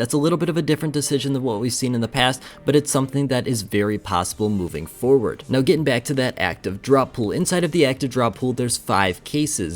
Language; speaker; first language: English; native; English